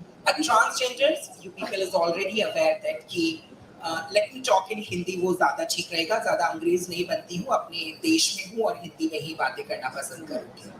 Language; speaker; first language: Hindi; native; Hindi